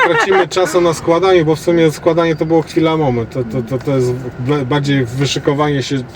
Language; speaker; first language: Polish; native; Polish